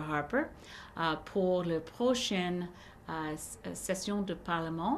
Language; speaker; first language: French; non-native, learner; English